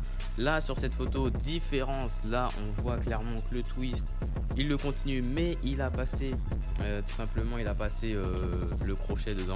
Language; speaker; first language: French; native; French